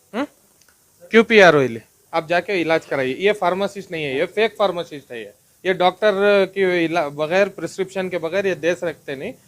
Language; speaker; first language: Hindi; non-native, local second language; Kannada